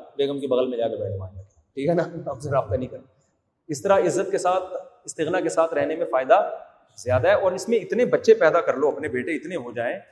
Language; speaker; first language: Urdu; native; Urdu